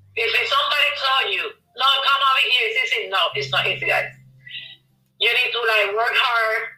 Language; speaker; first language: English; non-native, learner; Spanish